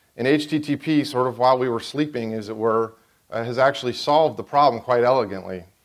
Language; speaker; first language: English; native; English